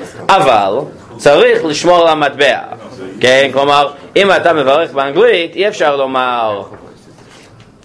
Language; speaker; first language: Hebrew; non-native, fluent; English